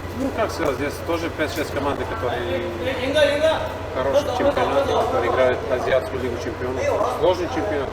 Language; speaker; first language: Russian; non-native, learner; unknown